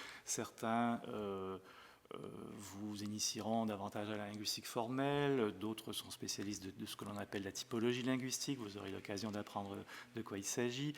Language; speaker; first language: French; native; French